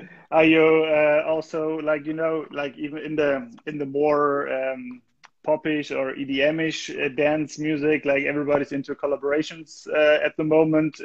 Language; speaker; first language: English; non-native, fluent; German